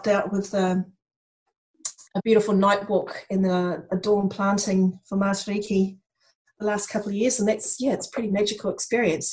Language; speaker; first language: English; native; English